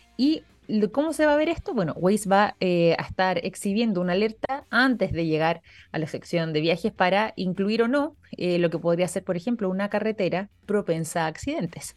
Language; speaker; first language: Spanish; native; Spanish